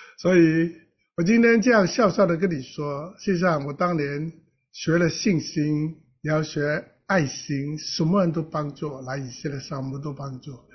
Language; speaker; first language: Chinese; non-native, local second language; Cantonese